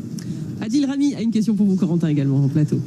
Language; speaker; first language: French; native; French